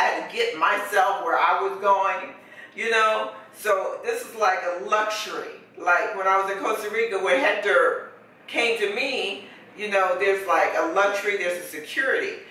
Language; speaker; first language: English; native; English